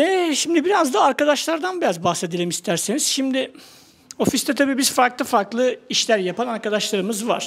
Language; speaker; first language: Turkish; native; Turkish